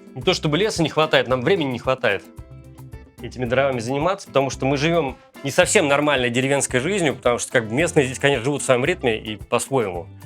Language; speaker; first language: Russian; native; Russian